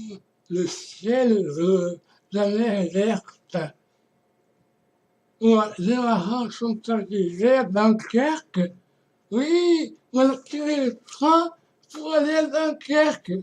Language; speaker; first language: French; non-native, fluent; Portuguese